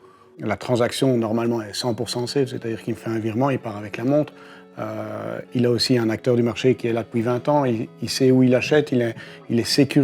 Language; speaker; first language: French; native; French